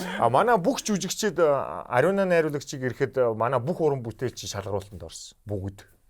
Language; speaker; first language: Mongolian; native; Mongolian